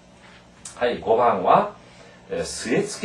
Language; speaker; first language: Japanese; non-native, fluent; Korean